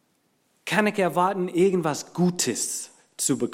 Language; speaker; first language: German; non-native, fluent; English